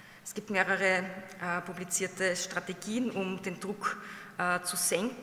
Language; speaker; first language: German; native; German